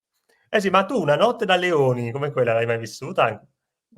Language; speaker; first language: Italian; native; Italian